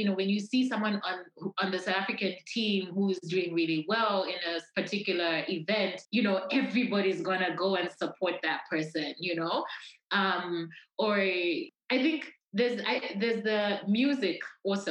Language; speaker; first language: English; non-native, local second language; Bemba